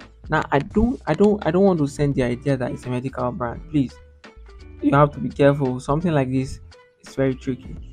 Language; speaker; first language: English; non-native, local second language; Yoruba